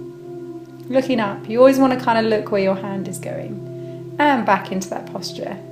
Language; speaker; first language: English; native; English